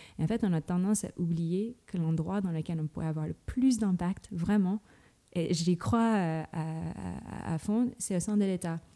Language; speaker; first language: French; non-native, fluent; Filipino